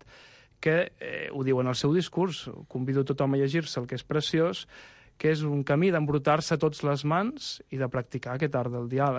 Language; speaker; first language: Catalan; native; Catalan